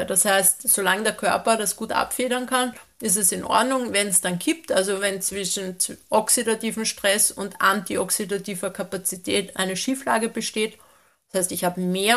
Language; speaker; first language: German; native; German